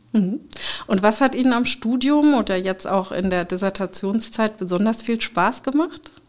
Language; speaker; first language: German; native; German